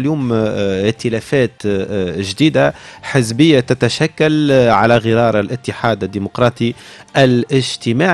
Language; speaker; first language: Arabic; native; Arabic